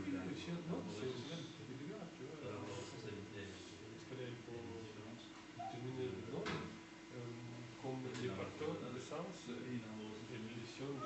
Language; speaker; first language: French; non-native, fluent; Russian